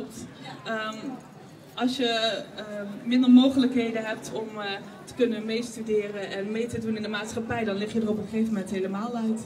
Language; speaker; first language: Dutch; native; Dutch